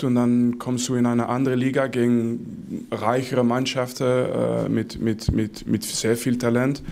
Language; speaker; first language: German; non-native, fluent; Dutch